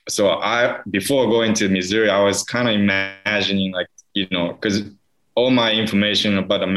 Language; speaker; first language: English; non-native, fluent; Japanese